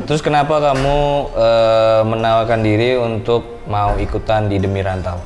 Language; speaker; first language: Indonesian; native; Indonesian